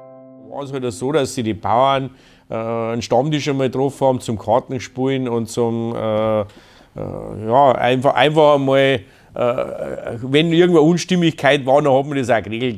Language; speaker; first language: German; native; German